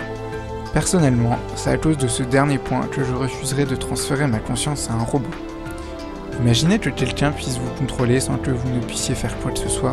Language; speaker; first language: French; native; French